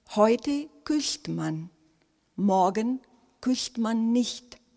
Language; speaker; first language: German; non-native, fluent; Portuguese